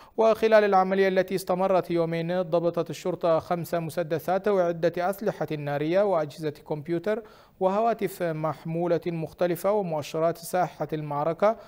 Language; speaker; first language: Arabic; non-native, fluent; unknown